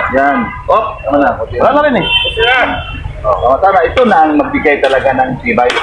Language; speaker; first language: Filipino; non-native, local second language; Cebuano